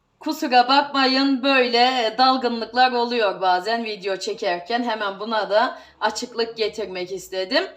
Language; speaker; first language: Turkish; native; Turkish